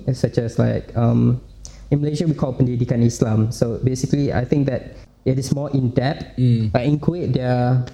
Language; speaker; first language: English; non-native, local second language; Malay